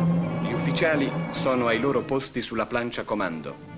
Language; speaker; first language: Italian; native; Italian